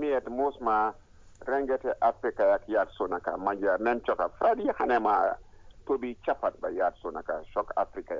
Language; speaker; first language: Hungarian; non-native, learner; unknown